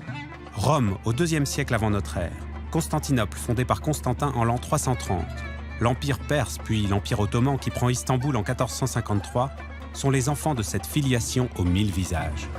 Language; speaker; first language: French; native; French